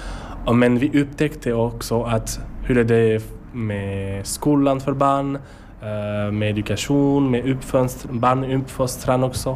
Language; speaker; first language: Swedish; non-native, learner; French